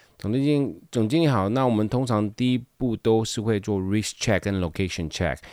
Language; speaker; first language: Chinese; native; Chinese